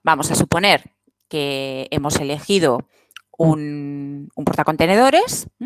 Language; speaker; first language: Spanish; non-native, local second language; Catalan